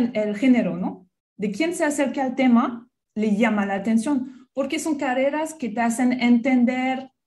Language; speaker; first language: Spanish; non-native, fluent; French